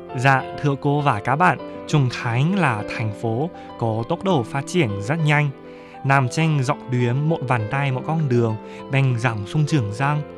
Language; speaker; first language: Vietnamese; non-native, fluent; Chinese